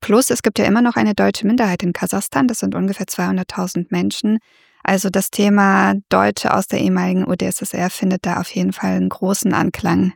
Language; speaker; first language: German; early bilingual, other home language; Russian